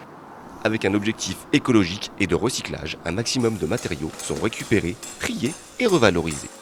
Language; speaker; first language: French; native; French